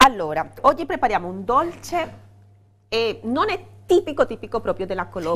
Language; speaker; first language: Italian; non-native, fluent; Spanish